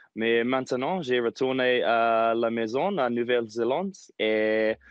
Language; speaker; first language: French; non-native, learner; English